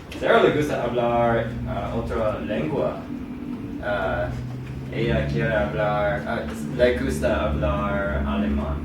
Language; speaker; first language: Spanish; non-native, learner; English